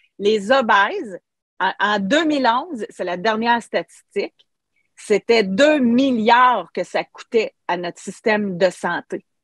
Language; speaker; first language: French; native; French